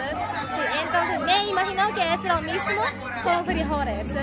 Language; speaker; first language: Spanish; non-native, learner; Japanese